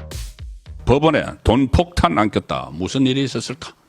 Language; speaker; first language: Korean; native; Korean